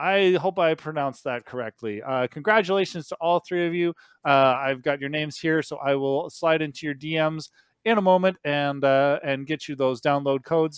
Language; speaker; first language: English; native; English